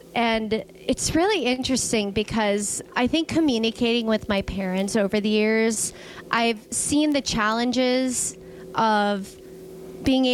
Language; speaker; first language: English; native; English